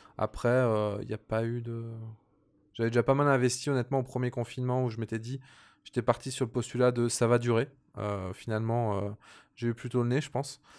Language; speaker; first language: French; native; French